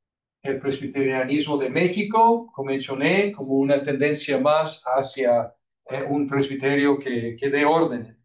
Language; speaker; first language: Spanish; non-native, fluent; English